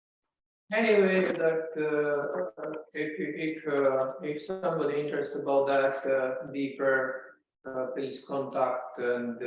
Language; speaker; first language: English; non-native, learner; Latvian